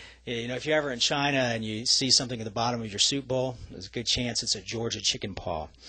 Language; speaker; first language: English; native; English